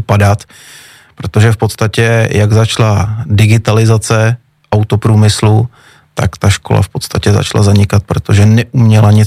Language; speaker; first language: Czech; native; Czech